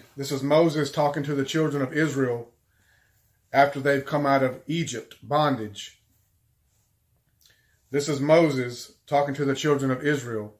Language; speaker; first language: English; native; English